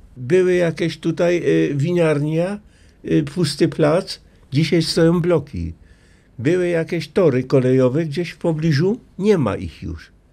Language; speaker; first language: Polish; native; Polish